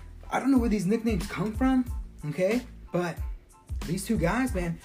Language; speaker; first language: English; early bilingual, other home language; Spanish